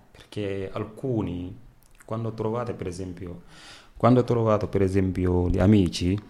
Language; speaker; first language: Italian; non-native, learner; Wolof